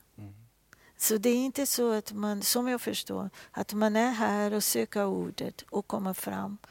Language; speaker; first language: Swedish; non-native, fluent; Portuguese